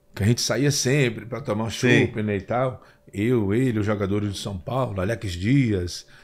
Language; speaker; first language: Portuguese; native; Portuguese